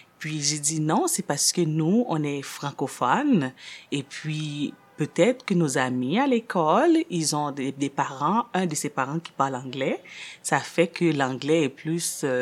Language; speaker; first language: French; non-native, local second language; Haitian Creole